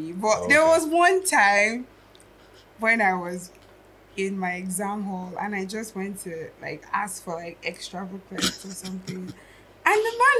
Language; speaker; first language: English; non-native, local second language; Igbo